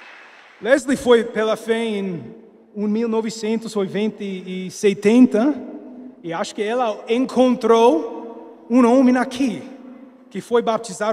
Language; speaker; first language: Portuguese; non-native, fluent; English